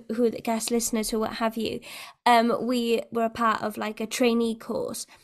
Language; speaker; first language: English; native; English